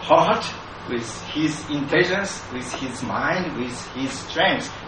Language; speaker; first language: English; non-native, fluent; Japanese